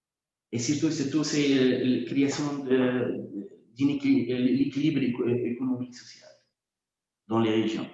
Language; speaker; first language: French; non-native, local second language; Arabic